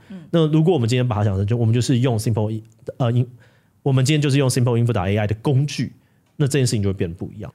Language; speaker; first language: Chinese; native; Chinese